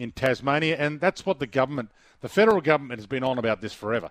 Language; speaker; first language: English; native; English